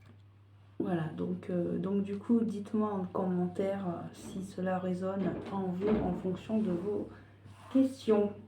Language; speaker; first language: French; native; French